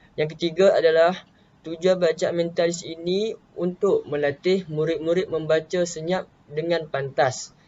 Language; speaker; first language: Malay; native; Malay